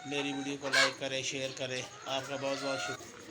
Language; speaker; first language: Urdu; non-native, local second language; Punjabi